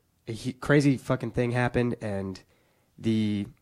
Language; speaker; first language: English; native; English